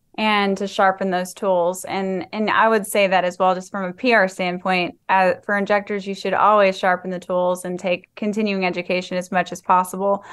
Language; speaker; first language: English; native; English